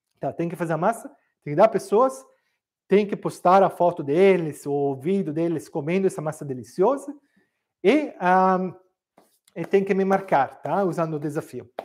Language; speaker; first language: Portuguese; non-native, fluent; Italian